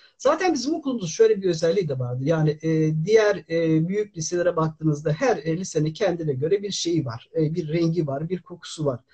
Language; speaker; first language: Turkish; native; Turkish